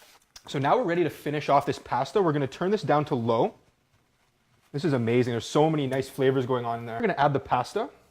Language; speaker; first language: English; native; English